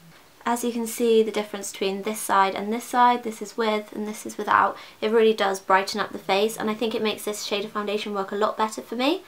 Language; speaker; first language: English; native; English